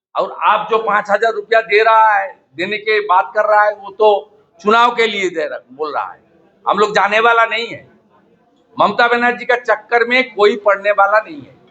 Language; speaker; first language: Hindi; non-native, local second language; Bangla